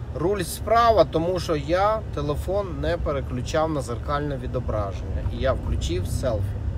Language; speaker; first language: Ukrainian; non-native, local second language; Russian